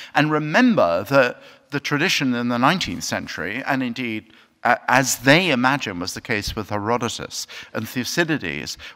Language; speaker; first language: English; native; English